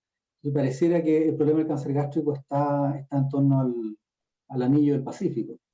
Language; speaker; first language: Spanish; native; Spanish